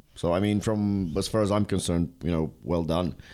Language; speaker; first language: English; non-native, fluent; Romanian